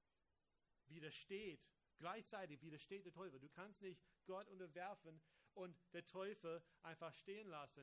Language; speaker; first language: German; non-native, fluent; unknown